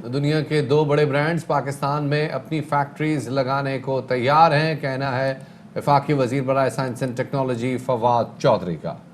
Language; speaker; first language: Urdu; native; Urdu